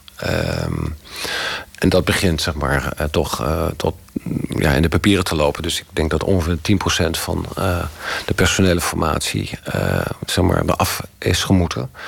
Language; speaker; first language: Dutch; native; Dutch